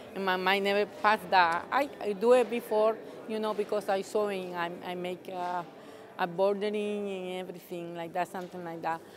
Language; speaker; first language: English; non-native, learner; Spanish